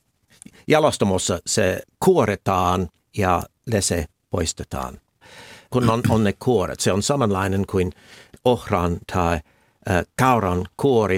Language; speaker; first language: Finnish; non-native, fluent; English